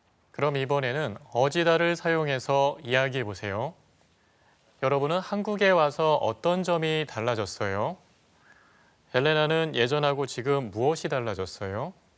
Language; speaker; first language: Korean; native; Korean